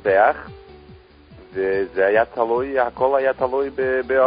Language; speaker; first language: Hebrew; non-native, fluent; English